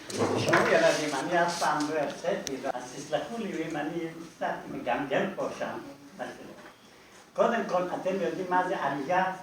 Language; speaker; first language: Hebrew; non-native, fluent; Persian